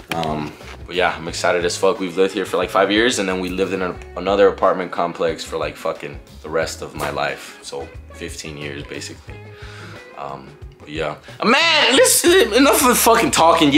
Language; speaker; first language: English; early bilingual, other home language; Spanish